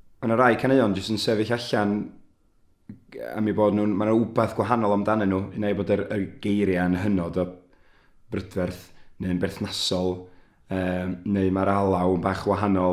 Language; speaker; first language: Welsh; native; Welsh